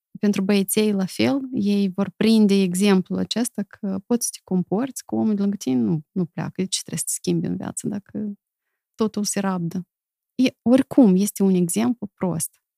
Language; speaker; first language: Romanian; native; Romanian